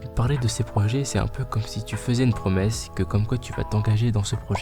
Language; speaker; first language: French; native; French